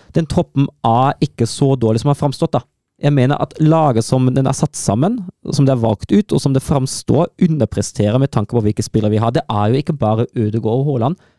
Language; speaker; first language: Norwegian; non-native, fluent; German